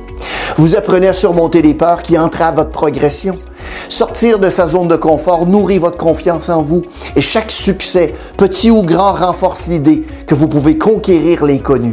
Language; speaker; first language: French; native; French